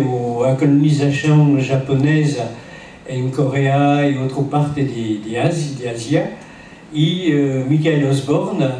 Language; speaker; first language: Portuguese; non-native, learner; French